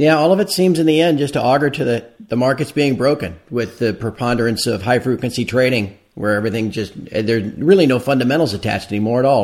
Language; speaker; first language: English; native; English